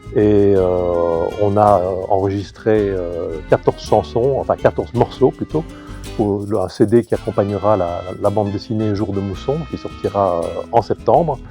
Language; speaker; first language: French; native; French